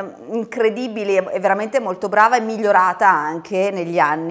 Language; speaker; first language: Italian; native; Italian